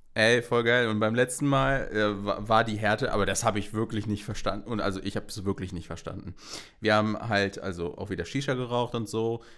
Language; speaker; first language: German; native; German